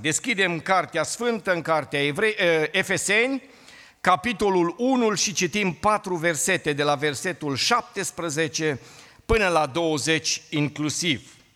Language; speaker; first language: Romanian; native; Romanian